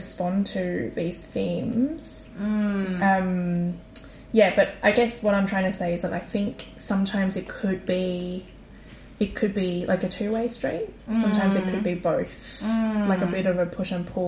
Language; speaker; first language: English; non-native, local second language; Cantonese